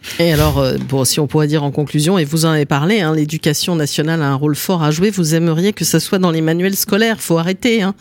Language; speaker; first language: French; native; French